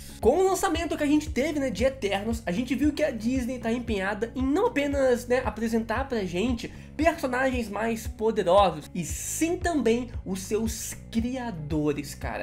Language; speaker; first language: Portuguese; native; Portuguese